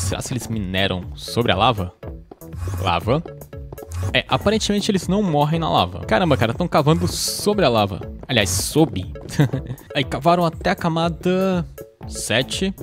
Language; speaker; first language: Portuguese; native; Portuguese